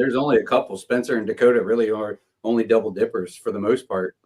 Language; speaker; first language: English; native; English